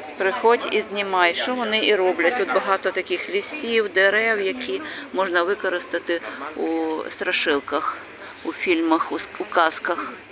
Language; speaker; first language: Ukrainian; native; Ukrainian